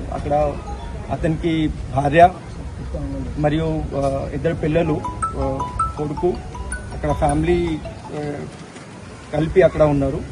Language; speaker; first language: Telugu; non-native, learner; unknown